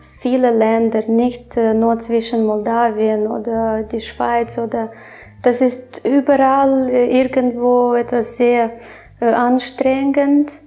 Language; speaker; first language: German; non-native, fluent; Romanian